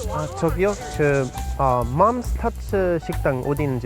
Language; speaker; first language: Korean; non-native, learner; English